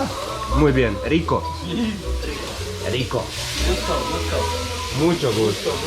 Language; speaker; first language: Spanish; non-native, learner; Croatian